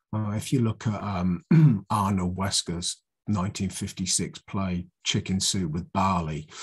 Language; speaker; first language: English; native; English